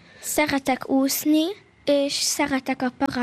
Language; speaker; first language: Hungarian; early bilingual, heritage; Hungarian